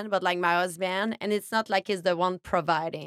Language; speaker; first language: English; native; English